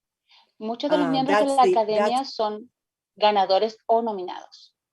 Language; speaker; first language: Spanish; native; Spanish